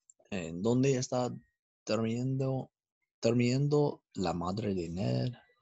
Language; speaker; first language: Spanish; non-native, learner; English